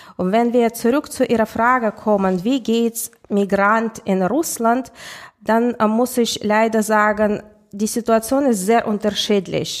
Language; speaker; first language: German; non-native, fluent; Russian